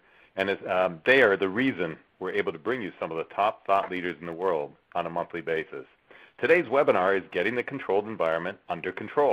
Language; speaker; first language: English; native; English